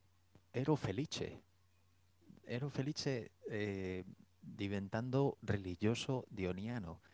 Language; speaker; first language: Italian; non-native, fluent; Spanish